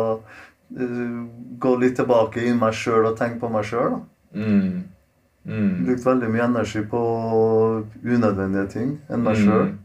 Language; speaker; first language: Norwegian; non-native, local second language; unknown